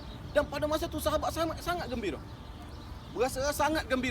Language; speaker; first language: Malay; native; Malay